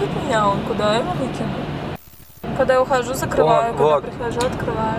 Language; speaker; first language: Russian; native; Russian